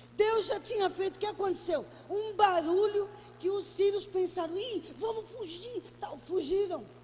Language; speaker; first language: Portuguese; native; Portuguese